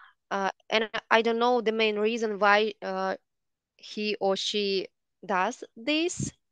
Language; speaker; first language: English; non-native, learner; Russian